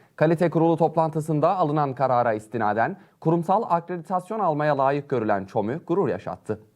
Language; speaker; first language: Turkish; native; Turkish